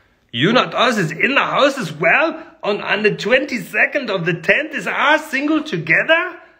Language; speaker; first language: English; native; English